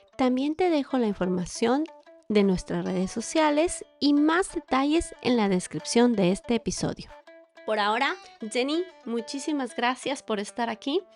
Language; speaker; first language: Spanish; native; Spanish